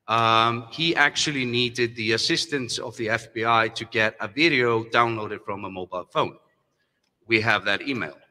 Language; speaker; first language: English; non-native, fluent; German